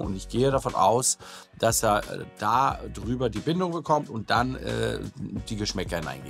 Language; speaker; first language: German; native; German